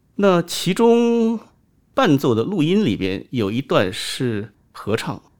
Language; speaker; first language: Chinese; non-native, local second language; Wu Chinese